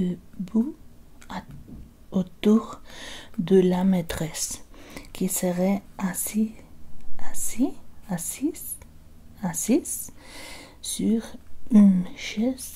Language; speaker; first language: French; non-native, learner; Spanish